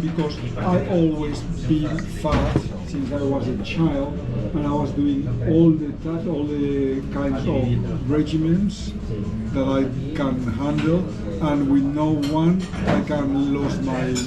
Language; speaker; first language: English; non-native, fluent; Spanish